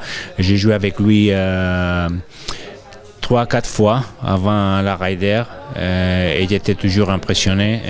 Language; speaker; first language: French; non-native, fluent; Spanish